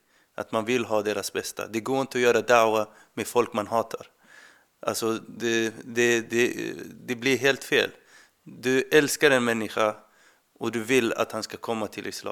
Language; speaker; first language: Swedish; non-native, fluent; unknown